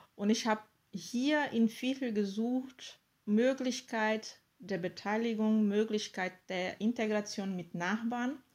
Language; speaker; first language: German; non-native, fluent; Portuguese